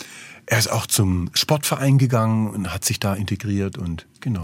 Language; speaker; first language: German; native; German